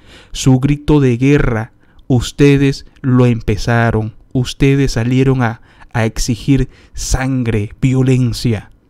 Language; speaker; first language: Spanish; native; Spanish